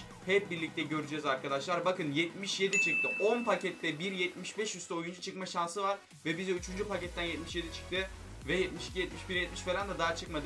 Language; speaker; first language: Turkish; native; Turkish